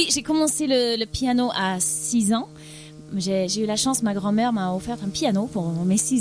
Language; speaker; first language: French; non-native, fluent; English